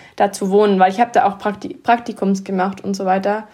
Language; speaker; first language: German; early bilingual, heritage; English